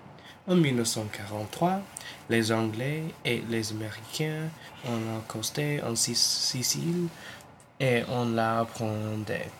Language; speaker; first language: French; non-native, learner; English